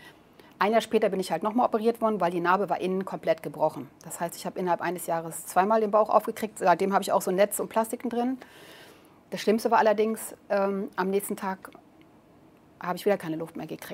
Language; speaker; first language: German; native; German